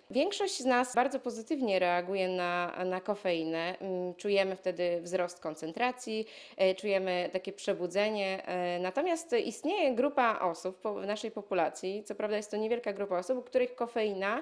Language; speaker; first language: Polish; native; Polish